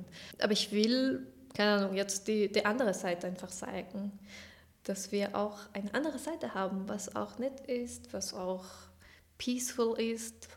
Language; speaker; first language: German; non-native, fluent; Persian